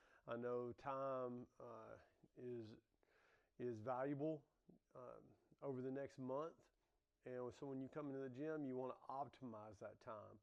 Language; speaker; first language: English; native; English